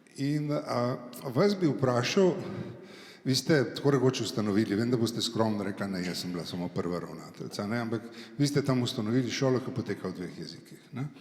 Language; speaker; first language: Slovenian; native; Slovenian